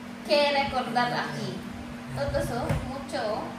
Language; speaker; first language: Spanish; non-native, learner; Filipino